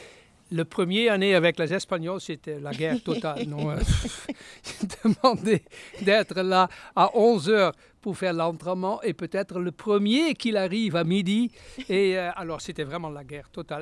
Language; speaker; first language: French; non-native, fluent; Dutch